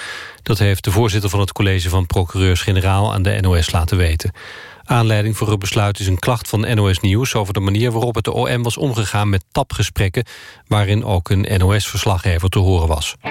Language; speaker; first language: Dutch; native; Dutch